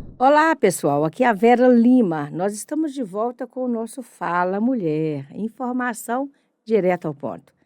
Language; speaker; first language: Portuguese; native; Portuguese